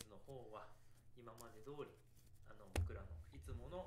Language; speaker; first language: Japanese; native; Japanese